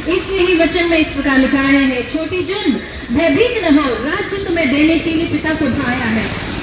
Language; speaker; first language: Hindi; non-native, local second language; Malayalam